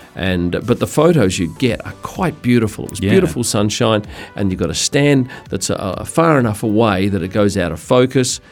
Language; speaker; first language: English; native; English